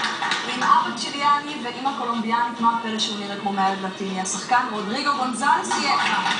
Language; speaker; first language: Hebrew; native; Hebrew